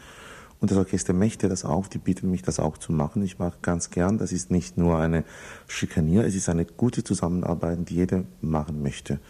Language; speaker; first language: German; non-native, fluent; Italian